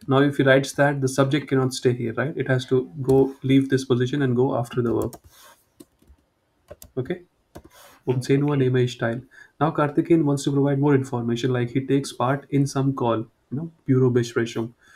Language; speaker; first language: English; non-native, local second language; Hindi